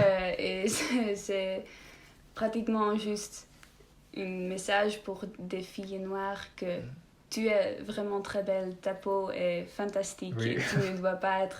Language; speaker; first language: French; non-native, learner; Dutch